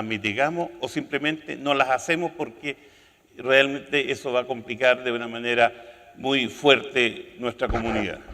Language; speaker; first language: Spanish; native; Spanish